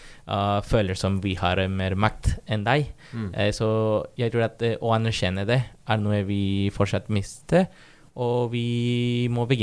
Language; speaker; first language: Norwegian; non-native, fluent; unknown